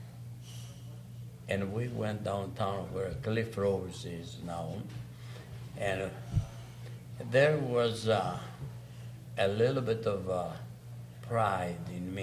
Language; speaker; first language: English; non-native, fluent; Greek